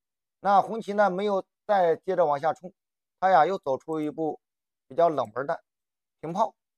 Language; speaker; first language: Chinese; native; Chinese